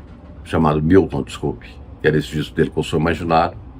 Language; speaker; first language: Portuguese; native; Portuguese